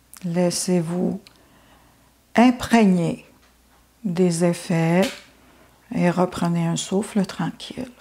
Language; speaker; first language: French; native; French